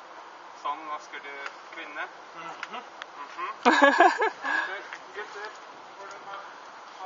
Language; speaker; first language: Norwegian; non-native, learner; Latvian